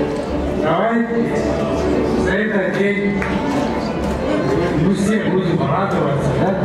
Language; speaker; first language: Russian; non-native, local second language; Kyrgyz